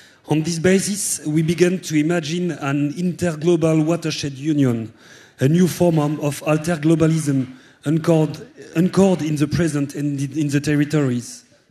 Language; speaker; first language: English; non-native, fluent; French